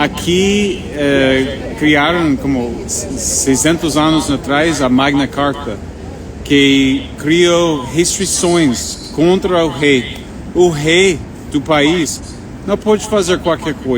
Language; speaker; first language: Portuguese; non-native, fluent; English